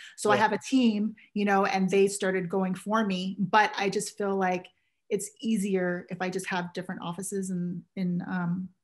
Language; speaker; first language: English; native; English